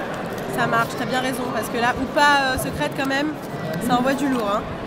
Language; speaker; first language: French; native; French